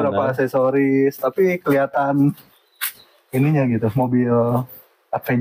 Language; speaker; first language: Indonesian; native; Indonesian